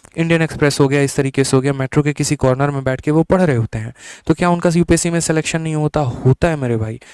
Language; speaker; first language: Hindi; native; Hindi